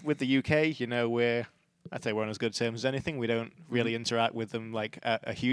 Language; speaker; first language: English; native; English